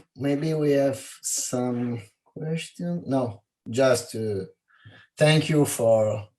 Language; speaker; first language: English; non-native, fluent; Italian